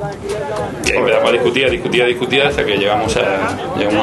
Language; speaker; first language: Spanish; native; Spanish